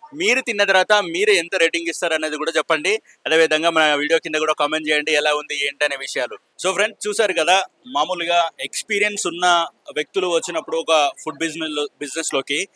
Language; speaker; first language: Telugu; native; Telugu